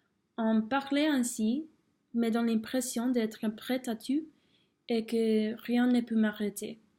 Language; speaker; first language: French; non-native, fluent; English